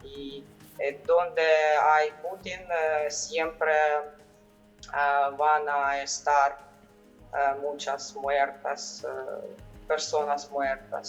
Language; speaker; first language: Spanish; non-native, fluent; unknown